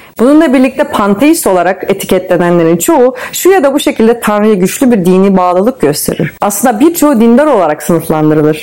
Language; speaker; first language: Turkish; native; Turkish